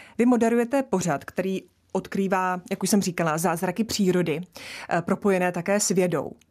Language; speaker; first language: Czech; native; Czech